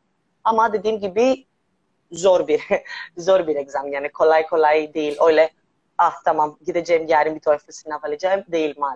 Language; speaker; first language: Turkish; non-native, learner; Greek